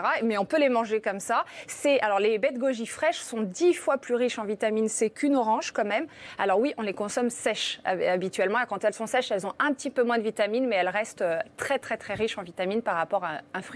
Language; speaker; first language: French; native; French